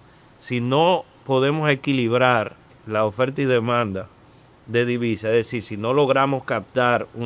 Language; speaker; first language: Spanish; native; Spanish